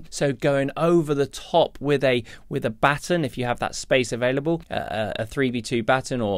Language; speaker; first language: English; native; English